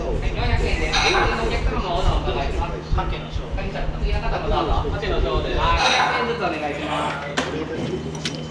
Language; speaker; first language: Japanese; native; Japanese